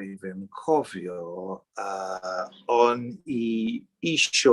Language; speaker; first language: Welsh; non-native, learner; English